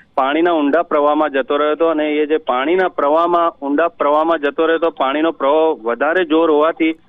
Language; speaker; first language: Gujarati; native; Gujarati